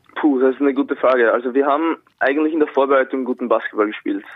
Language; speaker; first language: German; native; German